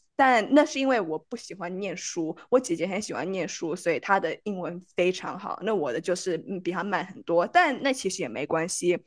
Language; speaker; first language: Chinese; early bilingual, heritage; Chinese